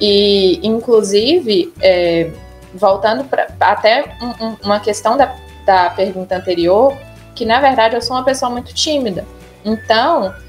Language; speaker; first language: Portuguese; native; Portuguese